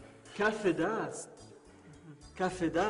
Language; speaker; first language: Persian; non-native, learner; Arabic